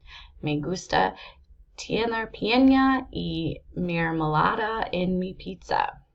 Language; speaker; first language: Spanish; non-native, learner; English